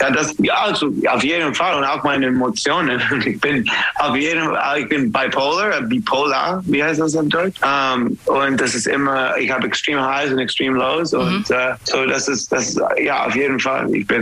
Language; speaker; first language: German; non-native, fluent; English